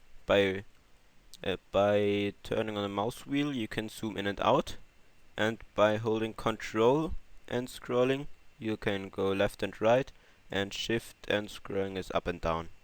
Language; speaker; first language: English; non-native, fluent; German